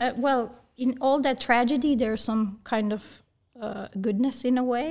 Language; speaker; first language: English; early bilingual, other home language; Bosnian